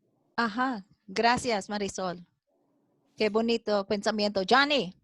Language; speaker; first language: Spanish; non-native, fluent; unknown